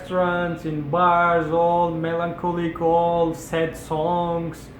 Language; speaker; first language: English; non-native, fluent; Turkish